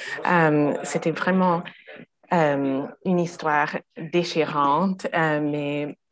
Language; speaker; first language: French; non-native, fluent; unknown